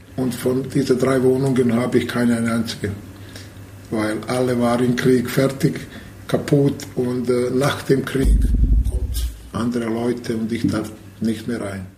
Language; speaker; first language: German; non-native, learner; Bosnian